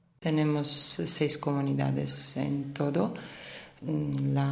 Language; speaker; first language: Spanish; non-native, fluent; Italian